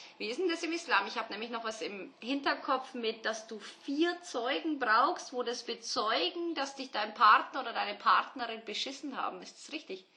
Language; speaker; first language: German; early bilingual, other home language; Turkish